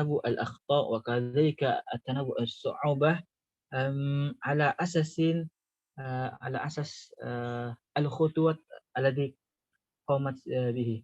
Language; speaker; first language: Arabic; non-native, learner; Indonesian